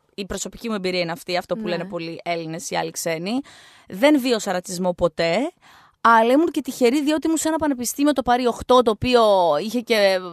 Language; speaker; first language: Greek; native; Greek